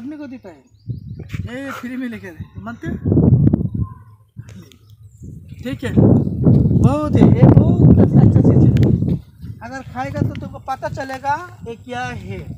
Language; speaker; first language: Hindi; non-native, learner; Bangla